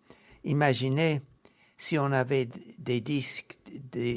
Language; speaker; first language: French; non-native, fluent; English